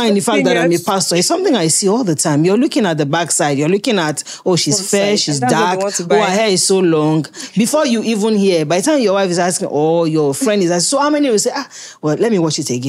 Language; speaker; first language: English; native; English